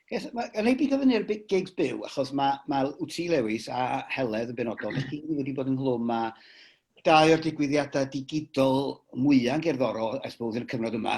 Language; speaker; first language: Welsh; native; Welsh